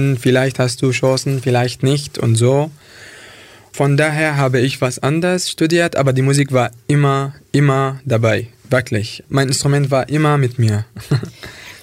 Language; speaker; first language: German; non-native, fluent; Arabic